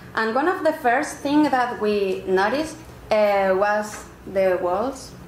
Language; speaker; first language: English; non-native, fluent; Spanish